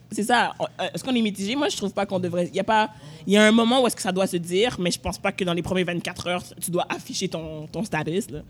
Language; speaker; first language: French; native; French